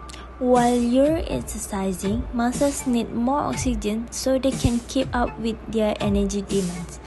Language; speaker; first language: English; non-native, local second language; Malay